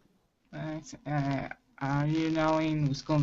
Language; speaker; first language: English; non-native, learner; Spanish